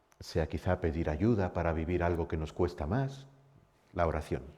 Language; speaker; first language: Spanish; native; Spanish